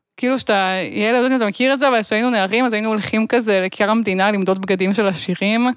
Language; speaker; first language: Hebrew; native; Hebrew